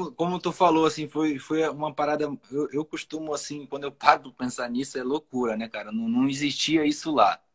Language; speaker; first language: Portuguese; native; Portuguese